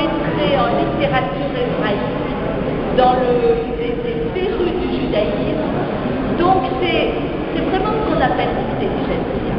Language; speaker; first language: French; native; French